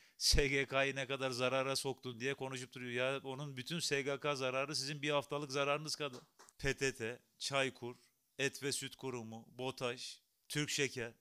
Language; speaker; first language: Turkish; native; Turkish